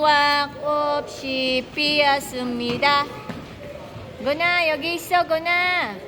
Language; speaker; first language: Korean; non-native, learner; Filipino